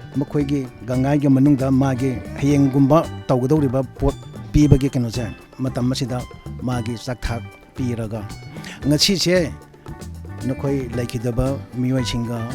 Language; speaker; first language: Manipuri; non-native, local second language; Rongmei Naga